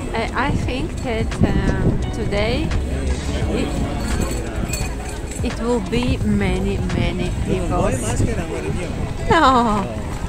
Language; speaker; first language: English; non-native, learner; Russian